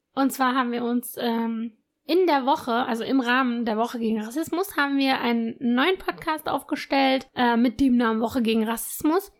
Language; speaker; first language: German; early bilingual, other home language; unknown